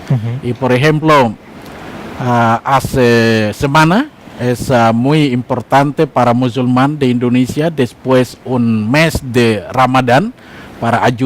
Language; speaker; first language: Spanish; non-native, learner; Indonesian